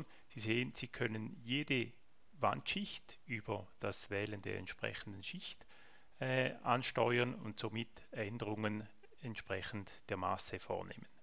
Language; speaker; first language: German; native; German